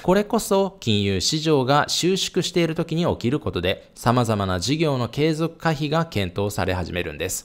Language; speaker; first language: Japanese; native; Japanese